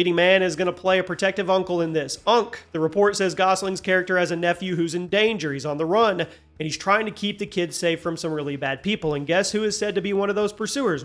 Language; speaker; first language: English; native; English